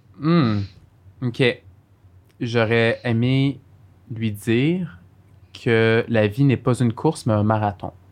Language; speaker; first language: French; early bilingual, other home language; Arabic